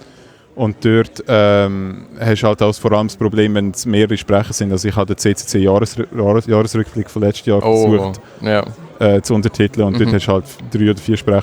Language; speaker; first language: German; native; German